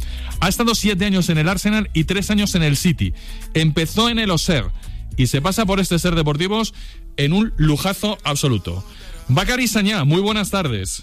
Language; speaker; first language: Spanish; native; Spanish